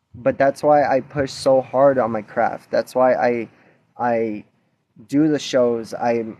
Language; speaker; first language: English; native; English